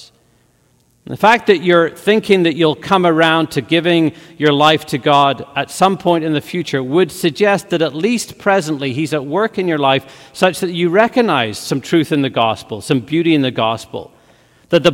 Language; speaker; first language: English; native; English